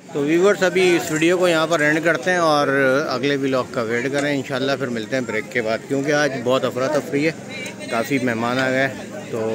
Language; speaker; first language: Hindi; native; Hindi